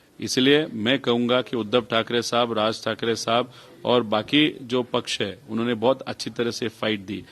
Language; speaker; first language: Hindi; non-native, local second language; Marathi